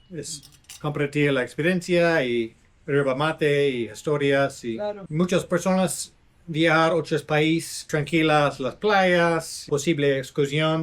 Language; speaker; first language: Spanish; non-native, learner; English